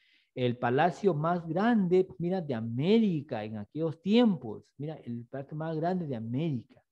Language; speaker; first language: Spanish; native; Spanish